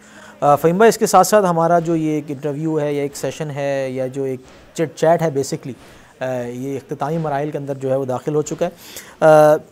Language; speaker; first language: Urdu; native; Urdu